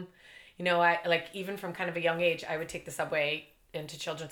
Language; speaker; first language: English; native; English